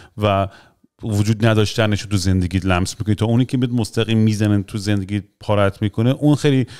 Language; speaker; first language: Persian; early bilingual, heritage; Persian